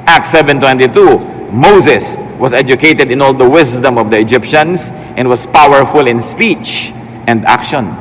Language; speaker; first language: English; non-native, local second language; Filipino